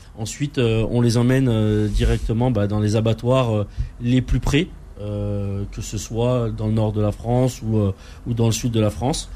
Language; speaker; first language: French; native; French